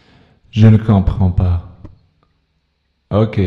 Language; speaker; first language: French; non-native, learner; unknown